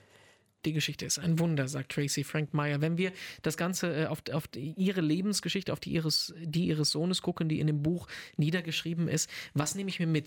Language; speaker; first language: German; native; German